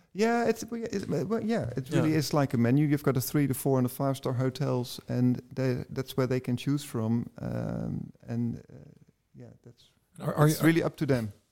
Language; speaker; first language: English; non-native, fluent; Dutch